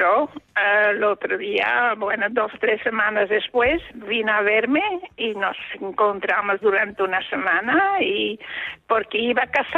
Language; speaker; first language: Spanish; non-native, fluent; Dutch